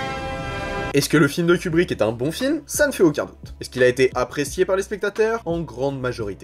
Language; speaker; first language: French; native; French